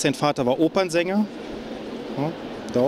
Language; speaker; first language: German; native; German